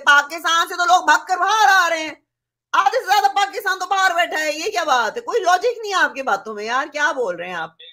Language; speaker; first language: Urdu; native; Urdu